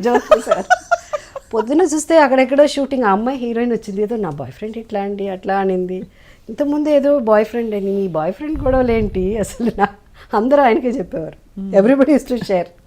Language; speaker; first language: Telugu; native; Telugu